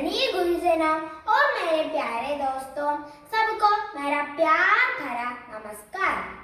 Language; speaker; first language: Hindi; non-native, local second language; Malayalam